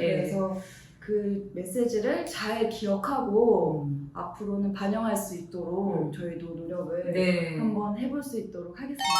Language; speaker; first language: Korean; native; Korean